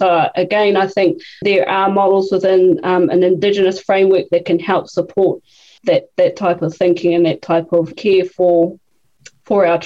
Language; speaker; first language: English; native; English